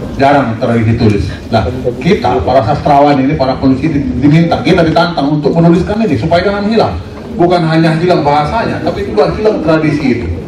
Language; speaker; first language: Indonesian; non-native, local second language; Batak Toba